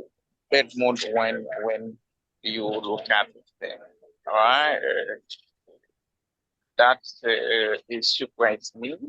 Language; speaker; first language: English; non-native, learner; Haitian Creole